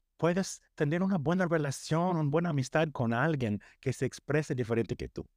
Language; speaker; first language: Spanish; non-native, fluent; English